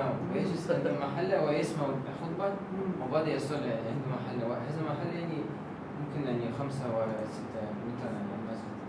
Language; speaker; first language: Arabic; non-native, learner; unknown